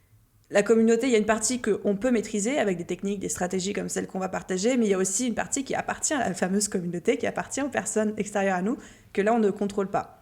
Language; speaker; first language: French; native; French